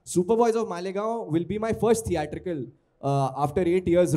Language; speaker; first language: Hindi; non-native, local second language; Telugu